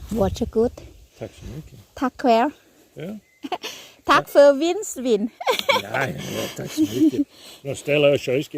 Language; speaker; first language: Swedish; non-native, learner; Thai